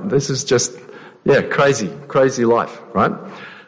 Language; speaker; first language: English; native; English